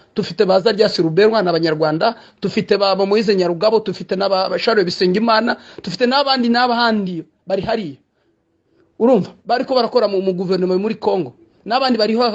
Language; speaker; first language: Swahili; non-native, local second language; Kinyarwanda